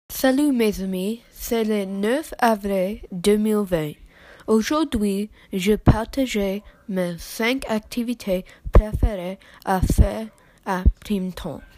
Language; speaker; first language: French; non-native, learner; English